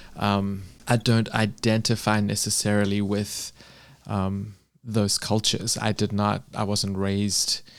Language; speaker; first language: English; native; English